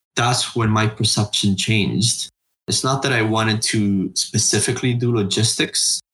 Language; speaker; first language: English; non-native, fluent; Spanish